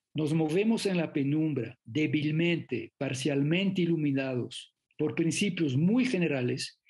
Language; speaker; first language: Spanish; non-native, fluent; French